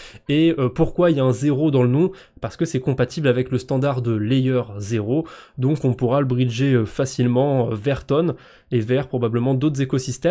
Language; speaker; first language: French; native; French